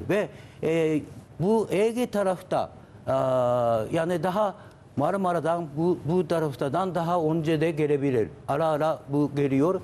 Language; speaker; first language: Turkish; non-native, learner; Japanese